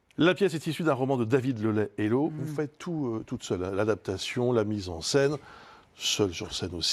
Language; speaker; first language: French; native; French